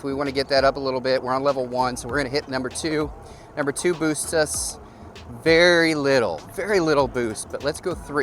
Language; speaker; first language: English; native; English